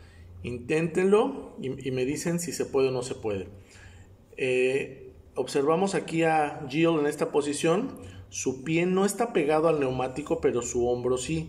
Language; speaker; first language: Spanish; native; Spanish